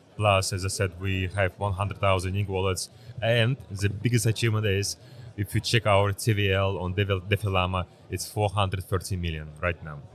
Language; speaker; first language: English; early bilingual, other home language; Uzbek